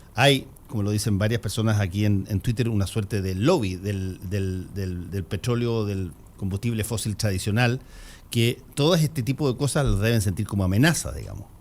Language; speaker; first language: Spanish; native; Spanish